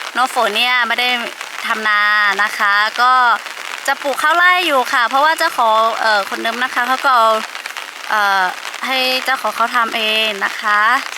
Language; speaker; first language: Thai; non-native, local second language; Lahu